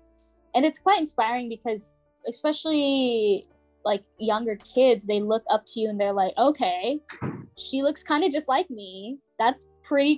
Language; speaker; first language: English; native; English